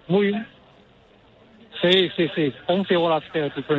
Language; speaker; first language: Spanish; non-native, learner; Chinese